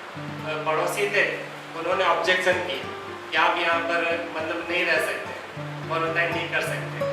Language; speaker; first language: Hindi; native; Hindi